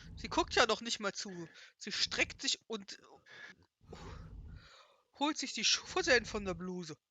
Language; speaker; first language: German; native; German